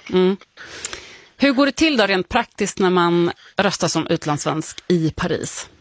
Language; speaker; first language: Swedish; native; Swedish